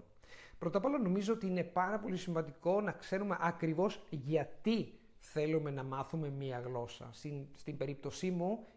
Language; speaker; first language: Greek; non-native, fluent; Italian